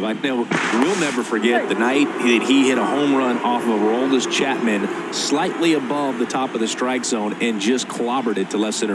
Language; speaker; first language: English; native; English